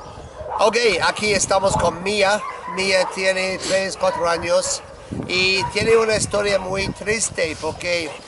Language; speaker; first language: Spanish; non-native, learner; English